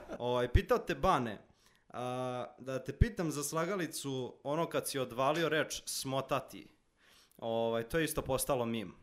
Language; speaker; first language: Serbian; native; Serbian